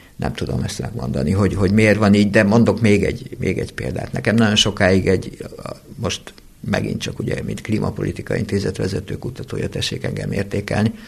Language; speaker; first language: Hungarian; native; Hungarian